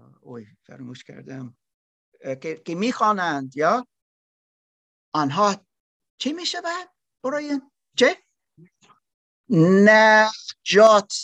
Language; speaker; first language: Persian; non-native, learner; German